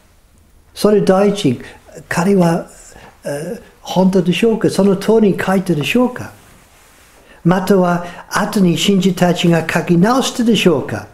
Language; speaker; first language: Japanese; non-native, fluent; English